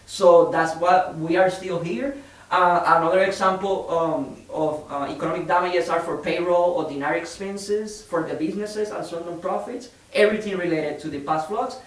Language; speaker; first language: English; non-native, fluent; Spanish